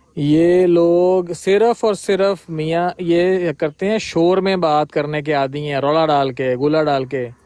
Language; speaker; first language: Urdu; non-native, local second language; Punjabi